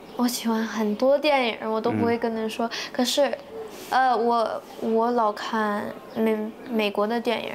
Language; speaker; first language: Chinese; early bilingual, heritage; Chinese